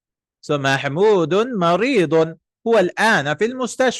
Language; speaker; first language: Arabic; non-native, fluent; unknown